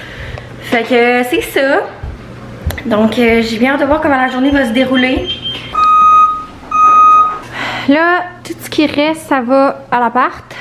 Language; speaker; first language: French; native; French